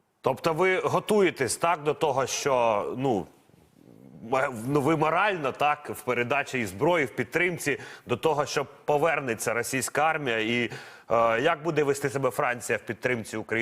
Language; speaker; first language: Ukrainian; native; Ukrainian